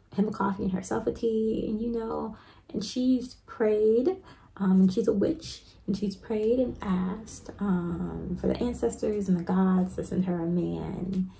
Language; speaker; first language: English; native; English